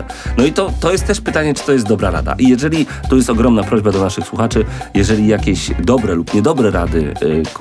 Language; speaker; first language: Polish; native; Polish